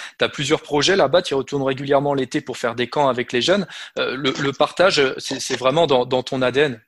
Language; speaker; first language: French; native; French